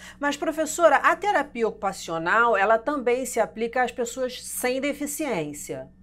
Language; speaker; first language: Portuguese; native; Portuguese